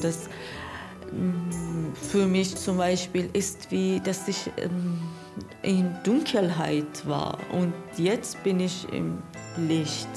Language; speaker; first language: German; non-native, learner; Persian